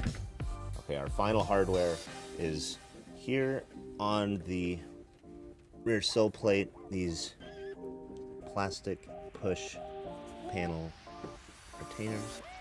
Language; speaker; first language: English; native; English